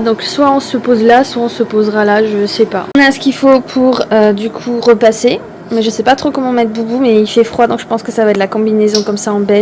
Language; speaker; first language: French; native; French